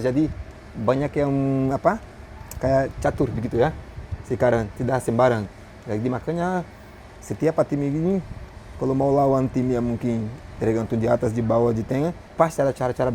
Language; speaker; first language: Indonesian; non-native, fluent; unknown